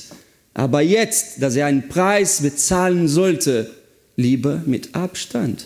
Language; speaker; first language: German; non-native, fluent; Portuguese